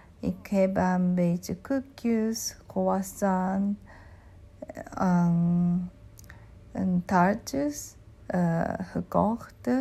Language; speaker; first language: Dutch; non-native, learner; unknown